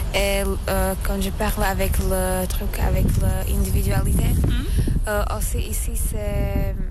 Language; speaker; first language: French; non-native, learner; Slovak